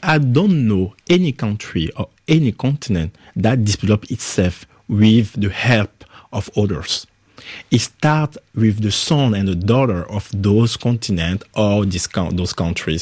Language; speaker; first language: English; non-native, fluent; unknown